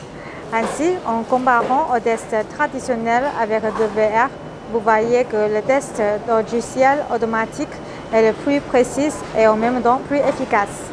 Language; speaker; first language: French; non-native, learner; Chinese